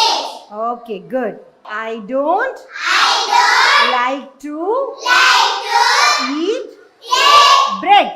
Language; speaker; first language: English; non-native, fluent; Tamil